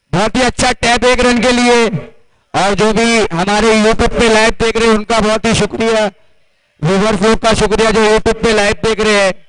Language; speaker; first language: Hindi; native; Hindi